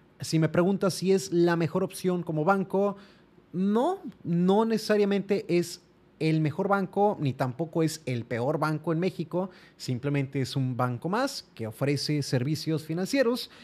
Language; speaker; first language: Spanish; native; Spanish